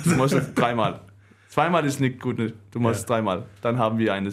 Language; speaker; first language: German; non-native, learner; Danish